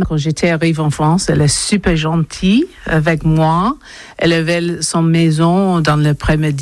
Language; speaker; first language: French; non-native, learner; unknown